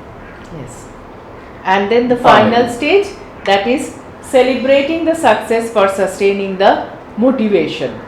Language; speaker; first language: English; non-native, local second language; Bangla